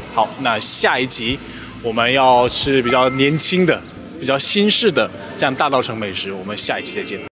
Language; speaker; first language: Chinese; non-native, fluent; Korean